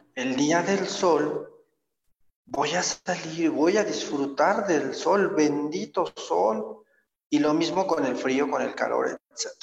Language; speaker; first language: Spanish; native; Spanish